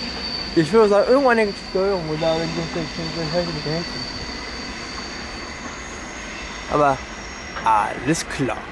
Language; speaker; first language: German; native; German